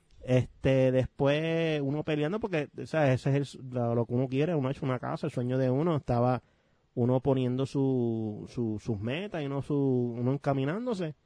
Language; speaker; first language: Spanish; native; Spanish